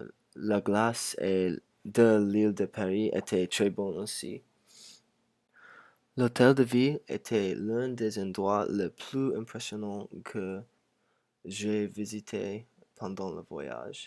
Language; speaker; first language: French; non-native, learner; English